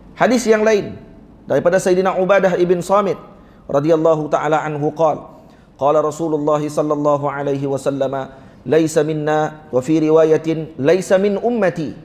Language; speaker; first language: Malay; native; Malay